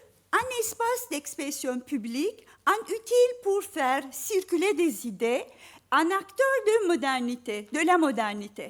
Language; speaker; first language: French; non-native, fluent; Turkish